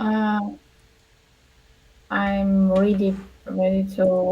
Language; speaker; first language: English; non-native, learner; Russian